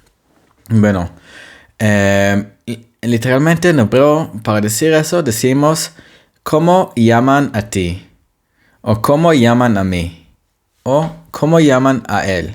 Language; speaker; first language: Spanish; non-native, fluent; Hebrew